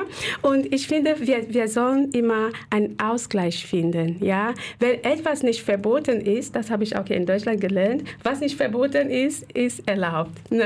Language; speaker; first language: German; non-native, fluent; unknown